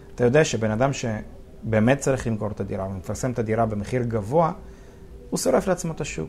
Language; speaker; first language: Hebrew; early bilingual, other home language; Russian